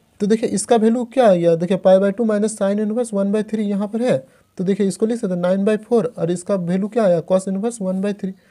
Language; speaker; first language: Hindi; native; Hindi